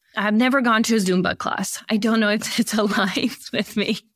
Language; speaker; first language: English; early bilingual, other home language; Bosnian